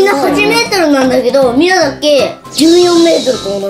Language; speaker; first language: Japanese; native; Japanese